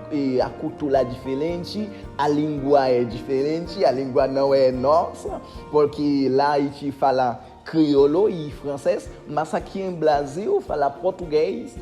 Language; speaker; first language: Portuguese; non-native, learner; Haitian Creole